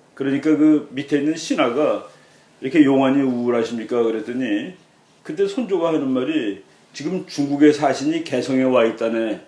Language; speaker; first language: Korean; native; Korean